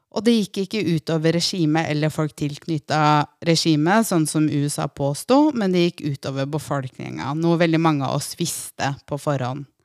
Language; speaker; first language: Norwegian; early bilingual, other home language; Persian